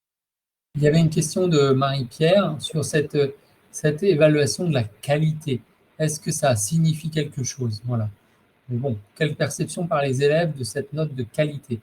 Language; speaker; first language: French; native; French